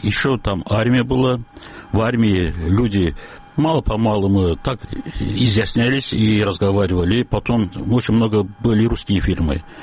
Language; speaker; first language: Russian; non-native, local second language; Azerbaijani